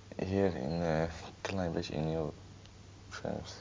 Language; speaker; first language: Dutch; non-native, learner; Arabic